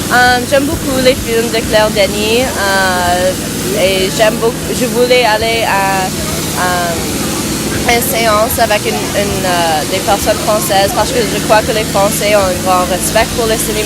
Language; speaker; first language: French; non-native, learner; English